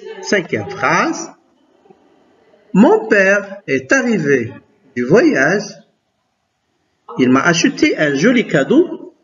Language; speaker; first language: French; non-native, local second language; Arabic